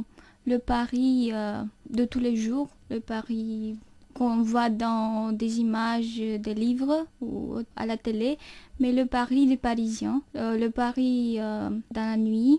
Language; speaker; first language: French; non-native, fluent; Romanian